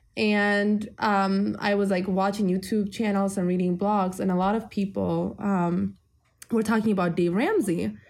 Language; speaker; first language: English; early bilingual, other home language; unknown